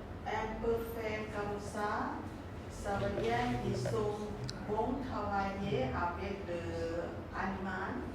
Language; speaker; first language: French; non-native, learner; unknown